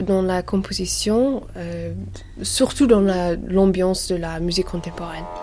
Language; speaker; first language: French; non-native, learner; English